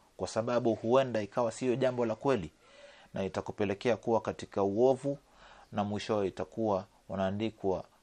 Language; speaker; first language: Swahili; native; Swahili